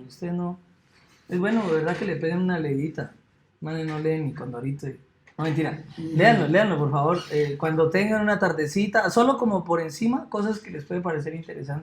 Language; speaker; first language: Spanish; native; Spanish